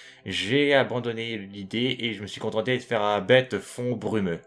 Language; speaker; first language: French; native; French